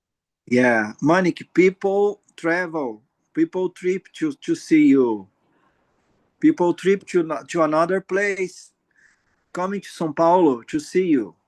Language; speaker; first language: English; non-native, learner; Portuguese